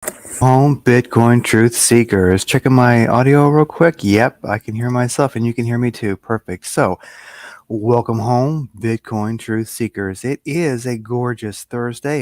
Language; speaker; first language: English; native; English